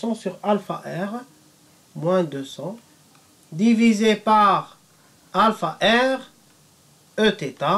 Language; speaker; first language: French; non-native, local second language; Arabic